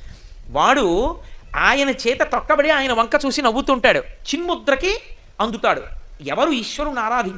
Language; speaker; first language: Telugu; native; Telugu